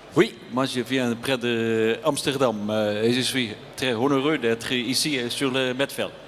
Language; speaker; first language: French; non-native, learner; Dutch